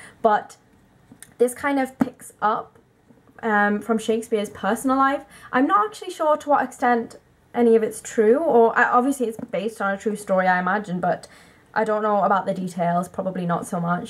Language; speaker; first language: English; native; English